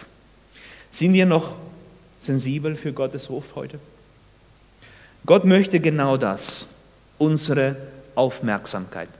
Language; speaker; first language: German; non-native, fluent; Spanish